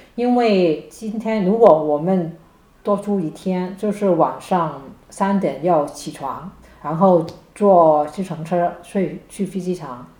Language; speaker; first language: Chinese; non-native, local second language; Cantonese